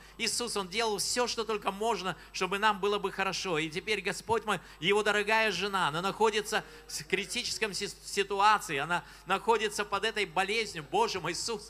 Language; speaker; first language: Russian; native; Russian